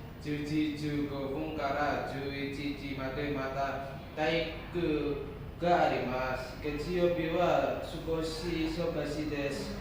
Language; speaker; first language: Japanese; non-native, learner; Indonesian